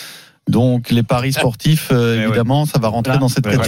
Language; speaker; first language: French; native; French